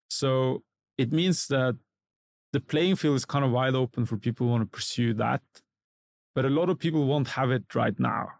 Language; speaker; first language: English; non-native, fluent; Norwegian